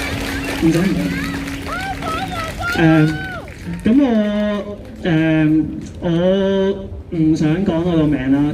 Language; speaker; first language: Cantonese; native; Cantonese